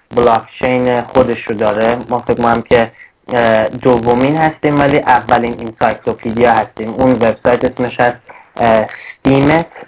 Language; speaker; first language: Persian; early bilingual, heritage; Persian